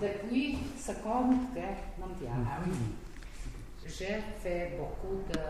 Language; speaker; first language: French; non-native, learner; Slovenian